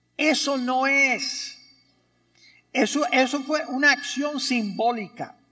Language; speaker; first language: Spanish; early bilingual, heritage; Spanish